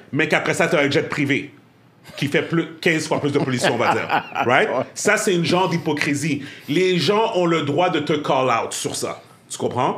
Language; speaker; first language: French; native; French